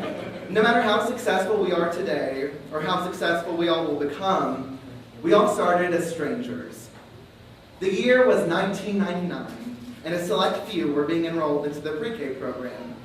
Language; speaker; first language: English; native; English